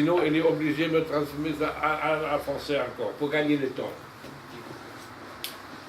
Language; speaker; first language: French; non-native, fluent; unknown